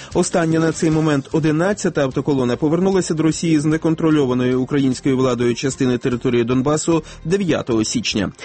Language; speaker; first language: Ukrainian; native; Ukrainian